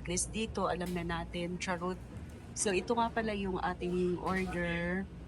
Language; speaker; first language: Filipino; non-native, local second language; Cebuano